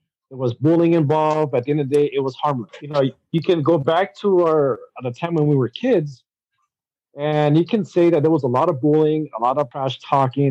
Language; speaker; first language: English; early bilingual, other home language; Spanish